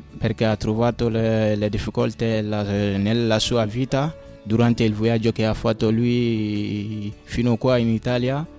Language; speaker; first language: Italian; non-native, fluent; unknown